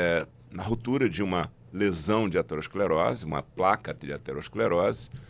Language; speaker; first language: Portuguese; native; Portuguese